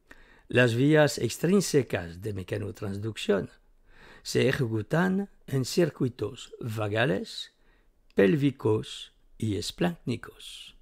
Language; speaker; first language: Spanish; native; Spanish